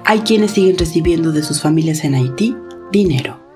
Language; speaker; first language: Spanish; native; Spanish